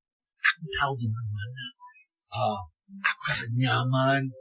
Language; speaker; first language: Indonesian; non-native, fluent; English